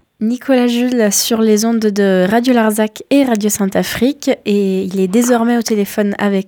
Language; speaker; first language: French; native; French